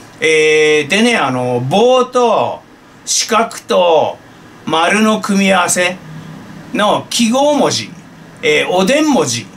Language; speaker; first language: Japanese; native; Japanese